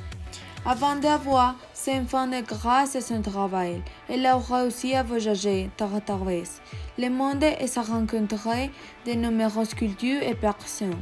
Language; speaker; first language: French; non-native, learner; Spanish